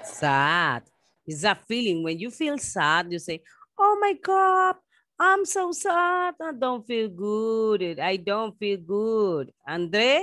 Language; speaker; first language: English; non-native, fluent; Spanish